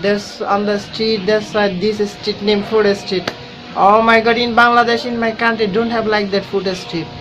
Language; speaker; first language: English; non-native, learner; Bangla